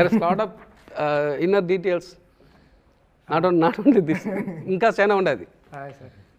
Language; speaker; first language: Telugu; non-native, learner; Tamil